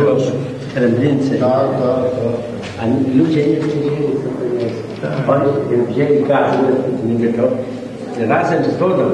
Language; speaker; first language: Polish; non-native, local second language; Yiddish